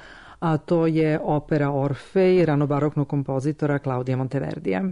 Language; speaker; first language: Serbian; native; Serbian